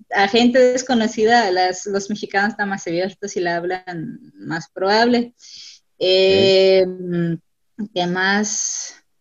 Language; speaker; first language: Spanish; non-native, fluent; German